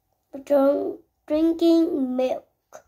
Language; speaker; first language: English; non-native, learner; Vietnamese